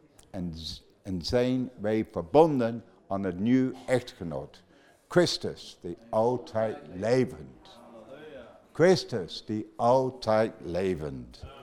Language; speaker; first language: Dutch; non-native, fluent; English